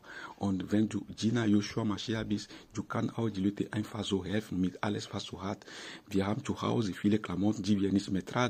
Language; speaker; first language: German; non-native, fluent; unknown